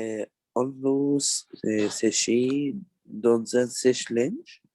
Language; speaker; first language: French; non-native, learner; Arabic